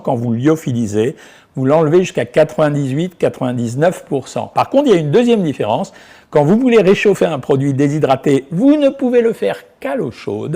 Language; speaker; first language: French; native; French